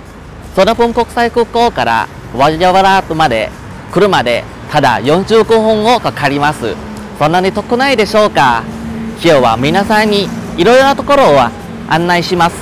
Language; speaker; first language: Japanese; non-native, learner; Thai